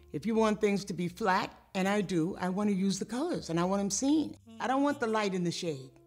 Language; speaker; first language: English; native; English